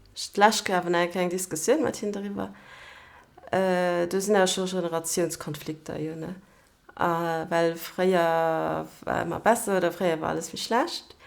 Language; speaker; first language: German; non-native, local second language; Luxembourgish